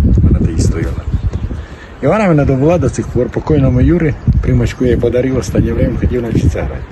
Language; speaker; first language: Ukrainian; native; Ukrainian